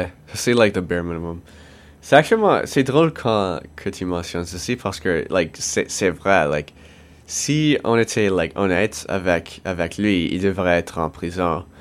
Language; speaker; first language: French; non-native, local second language; English